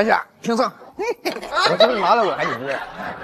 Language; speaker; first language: Chinese; native; Chinese